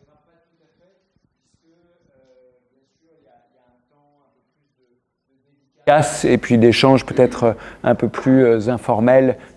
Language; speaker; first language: French; native; French